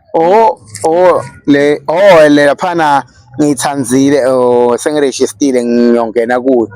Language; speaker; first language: Zulu; non-native, local second language; Swati